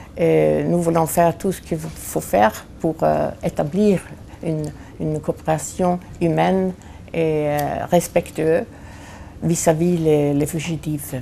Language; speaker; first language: French; non-native, fluent; Swedish